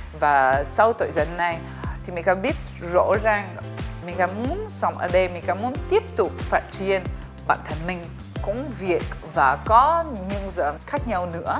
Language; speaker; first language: Vietnamese; non-native, fluent; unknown